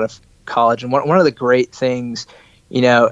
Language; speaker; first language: English; native; English